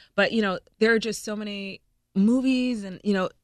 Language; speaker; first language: English; native; English